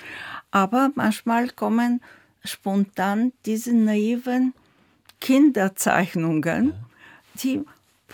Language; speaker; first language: German; non-native, fluent; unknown